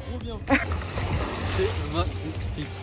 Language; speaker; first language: French; native; French